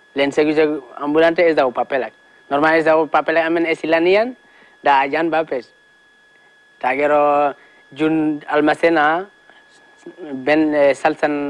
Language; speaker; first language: Basque; non-native, learner; Wolof